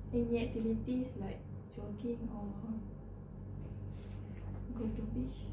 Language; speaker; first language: English; non-native, learner; Malay